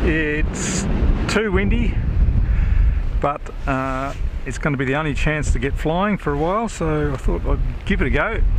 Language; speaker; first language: English; native; English